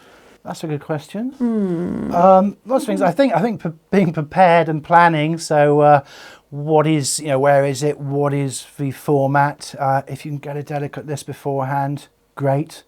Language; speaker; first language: English; native; English